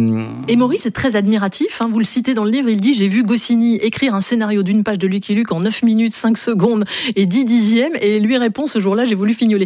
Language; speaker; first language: French; native; French